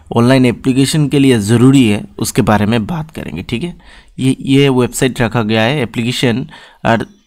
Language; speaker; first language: Hindi; non-native, local second language; Bangla